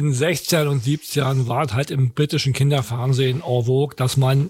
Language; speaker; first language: German; native; German